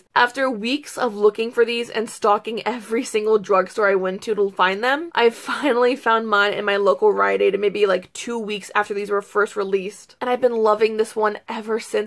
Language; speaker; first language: English; native; English